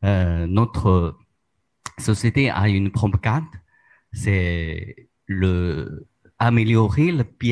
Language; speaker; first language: French; non-native, learner; Chinese